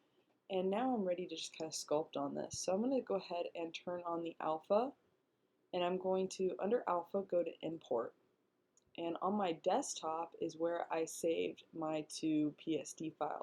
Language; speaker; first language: English; native; English